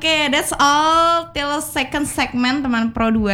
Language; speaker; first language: English; non-native, learner; Indonesian